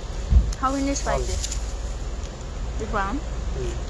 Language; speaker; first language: English; non-native, learner; Filipino